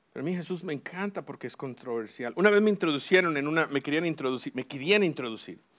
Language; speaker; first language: Spanish; early bilingual, heritage; Spanish